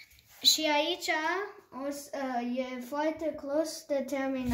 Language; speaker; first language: Romanian; early bilingual, heritage; Romanian